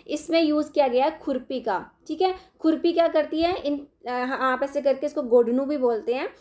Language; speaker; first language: Hindi; non-native, local second language; Dogri